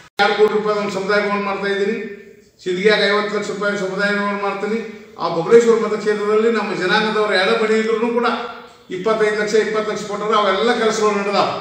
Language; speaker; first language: Kannada; native; Kannada